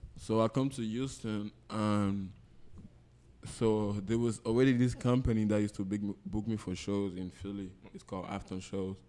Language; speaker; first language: English; non-native, local second language; French